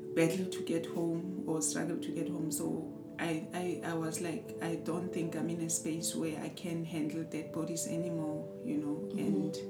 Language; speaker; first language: English; non-native, local second language; Southern Sotho